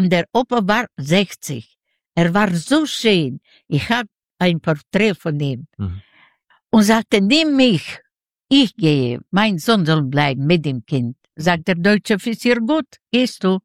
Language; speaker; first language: German; non-native, learner; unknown